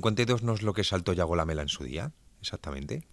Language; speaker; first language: Spanish; native; Spanish